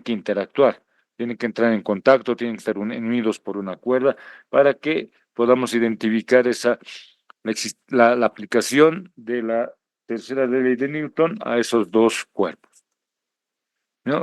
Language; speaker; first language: Spanish; native; Spanish